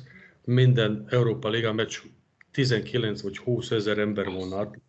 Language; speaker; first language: Hungarian; non-native, fluent; Serbian